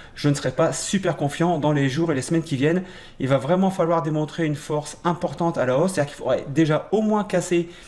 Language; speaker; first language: French; native; French